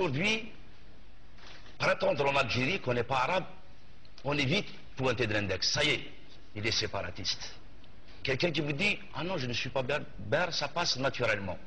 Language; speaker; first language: French; non-native, local second language; Kabyle